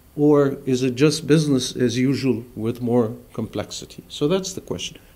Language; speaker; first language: English; non-native, fluent; Arabic